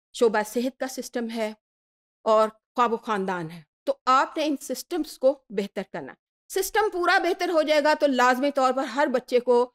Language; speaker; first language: Urdu; native; Urdu